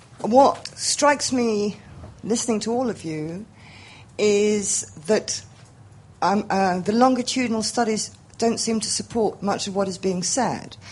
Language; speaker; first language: English; native; English